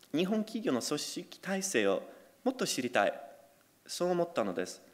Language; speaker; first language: Japanese; non-native, fluent; Polish